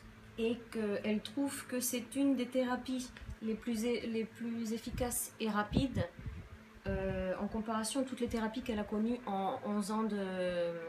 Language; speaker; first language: French; native; French